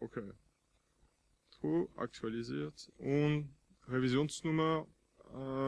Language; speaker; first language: German; non-native, fluent; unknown